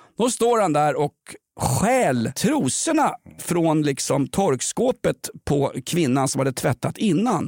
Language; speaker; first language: Swedish; native; Swedish